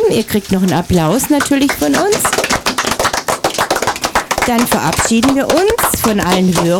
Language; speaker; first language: German; native; German